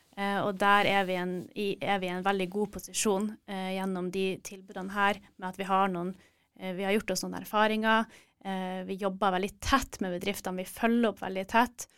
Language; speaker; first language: Norwegian; native; Norwegian